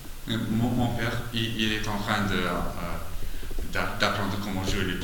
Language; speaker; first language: French; non-native, learner; English